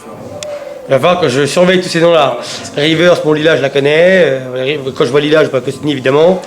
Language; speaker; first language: French; native; French